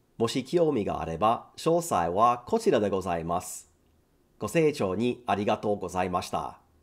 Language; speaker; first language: Japanese; non-native, fluent; English